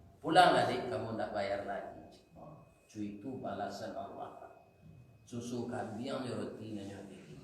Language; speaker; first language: Malay; non-native, local second language; Minangkabau